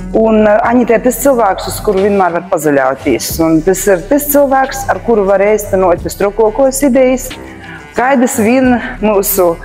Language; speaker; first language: Latvian; native; Latvian